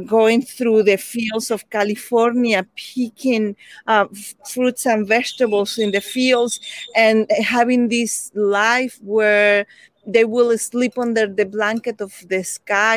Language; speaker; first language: English; non-native, fluent; Spanish